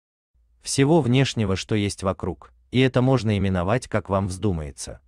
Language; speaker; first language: Russian; native; Russian